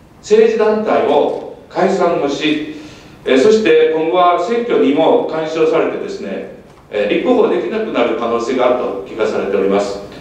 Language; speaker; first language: Japanese; native; Japanese